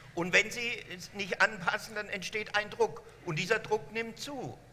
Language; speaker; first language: German; non-native, fluent; French